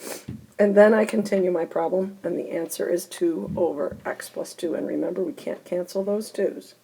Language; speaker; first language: English; native; English